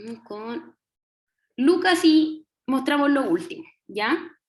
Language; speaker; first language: Spanish; native; Spanish